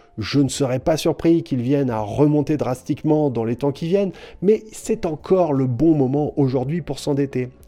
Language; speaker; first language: French; native; French